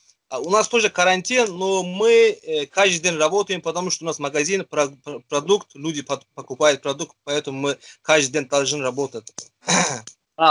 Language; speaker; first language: Russian; non-native, fluent; Azerbaijani